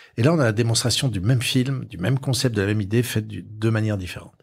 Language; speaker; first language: French; native; French